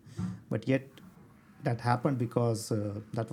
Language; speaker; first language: English; non-native, local second language; Hindi